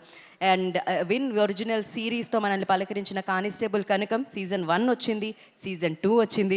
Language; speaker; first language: Telugu; native; Telugu